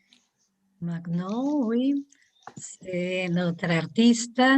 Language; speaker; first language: French; non-native, learner; Spanish